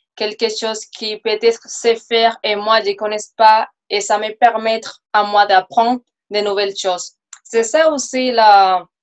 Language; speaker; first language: French; non-native, fluent; Spanish